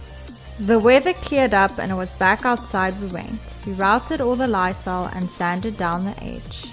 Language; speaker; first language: English; native; English